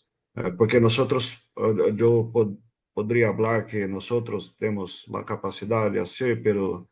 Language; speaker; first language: Spanish; non-native, fluent; Portuguese